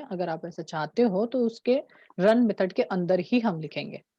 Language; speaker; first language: Hindi; non-native, local second language; Marathi